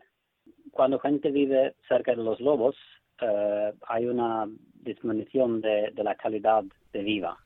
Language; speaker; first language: Spanish; non-native, fluent; Swedish